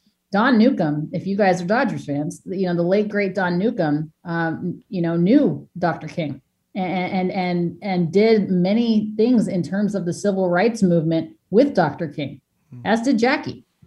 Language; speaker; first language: English; early bilingual, other home language; Spanish